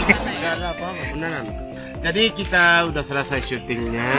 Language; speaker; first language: Indonesian; non-native, learner; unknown